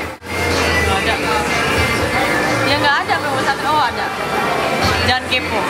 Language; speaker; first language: Indonesian; non-native, learner; English